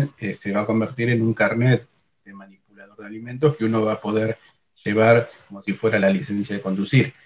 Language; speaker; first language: Spanish; native; Spanish